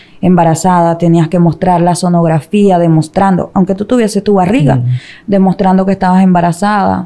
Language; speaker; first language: Spanish; native; Spanish